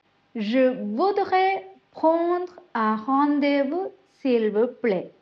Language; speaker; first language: French; non-native, fluent; Tamil